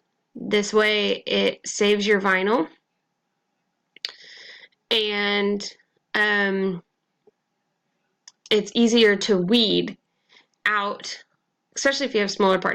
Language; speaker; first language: English; native; English